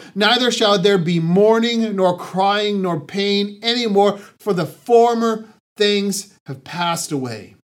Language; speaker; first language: English; native; English